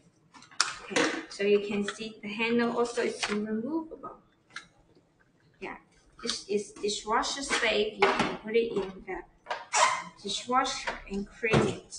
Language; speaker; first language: English; non-native, learner; Chinese